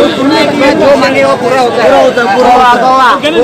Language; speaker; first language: Hindi; native; Hindi